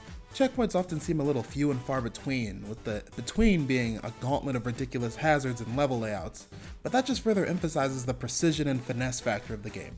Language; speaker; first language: English; native; English